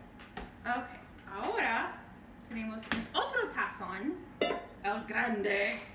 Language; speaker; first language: Spanish; non-native, learner; English